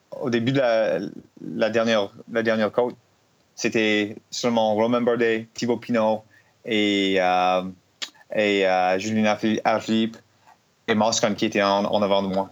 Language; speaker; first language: French; non-native, learner; English